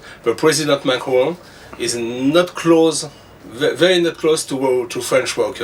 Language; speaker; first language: English; non-native, learner; French